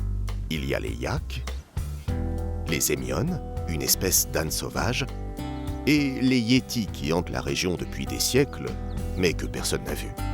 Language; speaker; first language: French; native; French